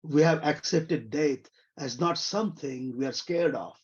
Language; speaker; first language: English; non-native, local second language; Marathi